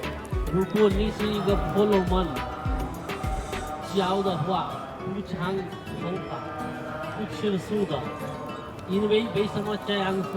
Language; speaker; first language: Chinese; non-native, learner; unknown